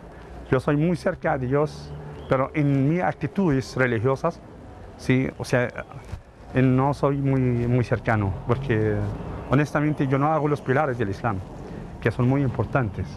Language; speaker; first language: Spanish; non-native, fluent; Arabic